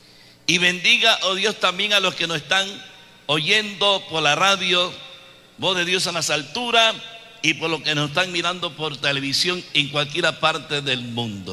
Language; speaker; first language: Spanish; native; Spanish